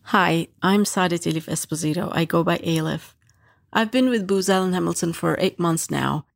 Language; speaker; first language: English; non-native, fluent; Turkish